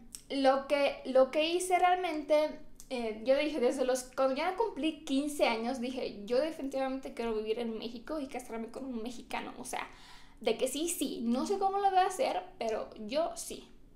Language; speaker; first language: Spanish; non-native, fluent; Romanian